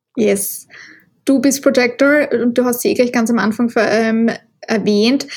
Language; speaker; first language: German; native; German